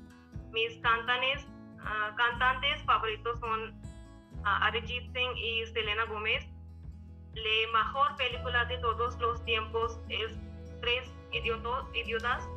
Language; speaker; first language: Spanish; non-native, learner; Hindi